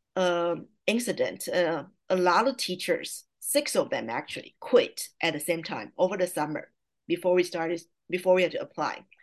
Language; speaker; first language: English; non-native, fluent; Chinese